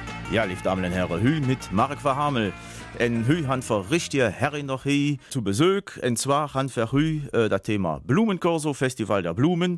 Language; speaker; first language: German; native; German